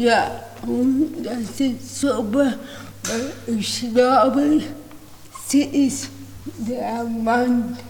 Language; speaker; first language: German; non-native, learner; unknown